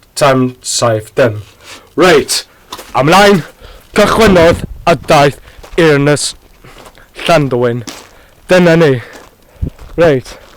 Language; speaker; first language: Welsh; non-native, learner; Hungarian